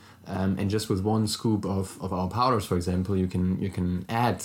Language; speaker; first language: English; non-native, fluent; German